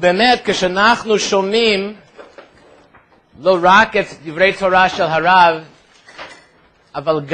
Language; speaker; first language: Hebrew; non-native, fluent; English